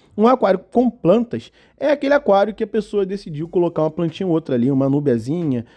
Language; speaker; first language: Portuguese; native; Portuguese